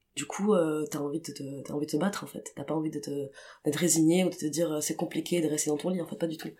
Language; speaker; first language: French; non-native, local second language; Arabic